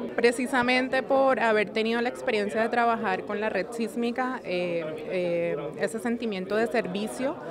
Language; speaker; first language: Spanish; native; Spanish